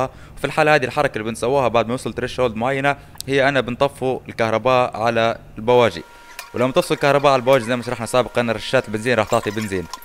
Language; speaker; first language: Arabic; native; Arabic